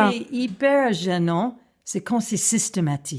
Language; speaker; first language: French; non-native, fluent; English